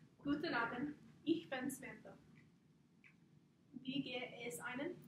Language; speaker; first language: German; non-native, learner; English